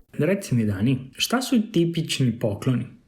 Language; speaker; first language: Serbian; non-native, fluent; Spanish